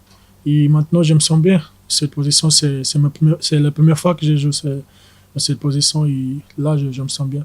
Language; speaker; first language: French; non-native, learner; Portuguese